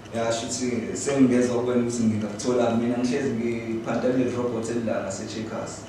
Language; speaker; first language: Zulu; native; Zulu